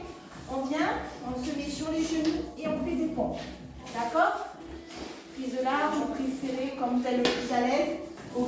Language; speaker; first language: French; native; French